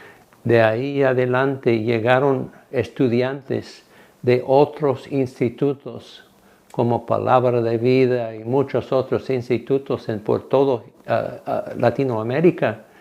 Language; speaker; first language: Spanish; non-native, fluent; English